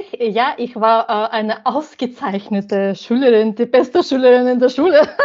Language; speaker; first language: German; non-native, fluent; Ukrainian